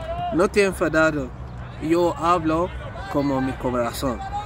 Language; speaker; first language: Spanish; non-native, learner; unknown